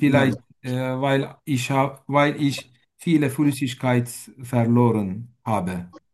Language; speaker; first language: German; non-native, learner; Turkish